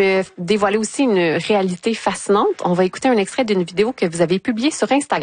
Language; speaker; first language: French; native; French